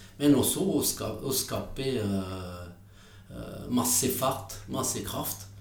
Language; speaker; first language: Norwegian; non-native, fluent; French